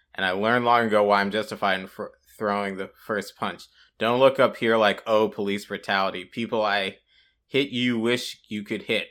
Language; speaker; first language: English; native; English